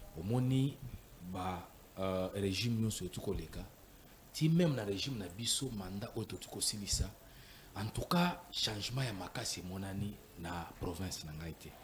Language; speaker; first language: Lingala; non-native, local second language; Luba-Lulua